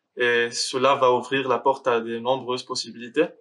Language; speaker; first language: French; non-native, local second language; Arabic